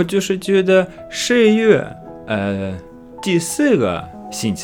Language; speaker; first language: Chinese; non-native, learner; English